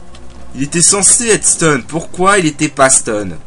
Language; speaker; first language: French; native; French